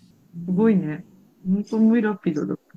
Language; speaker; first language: Spanish; non-native, learner; Japanese